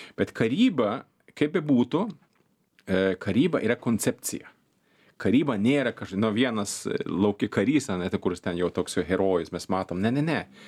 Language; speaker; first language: Lithuanian; non-native, fluent; Swedish